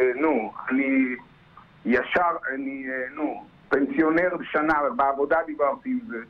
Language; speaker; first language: Hebrew; native; Hebrew